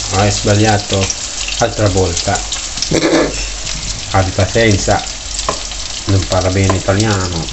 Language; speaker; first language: Italian; non-native, learner; Filipino